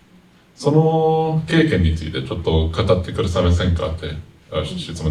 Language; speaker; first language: Japanese; non-native, fluent; English